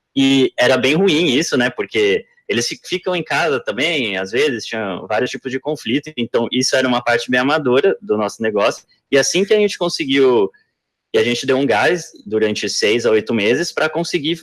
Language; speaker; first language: Portuguese; native; Portuguese